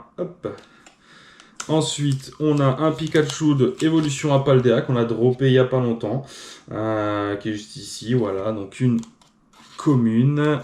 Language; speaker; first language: French; native; French